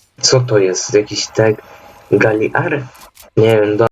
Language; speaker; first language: Polish; native; Polish